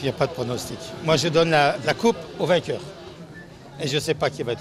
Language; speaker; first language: French; native; French